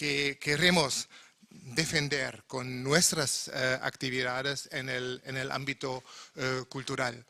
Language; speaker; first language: Spanish; non-native, fluent; German